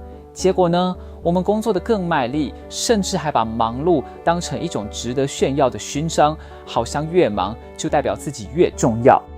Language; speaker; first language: Chinese; native; Chinese